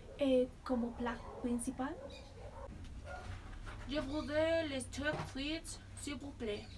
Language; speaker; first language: French; non-native, learner; Spanish